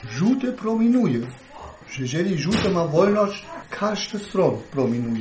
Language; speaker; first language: Polish; non-native, learner; German